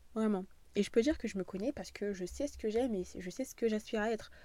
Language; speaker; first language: French; native; French